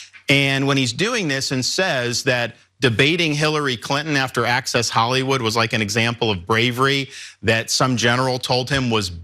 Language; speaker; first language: English; native; English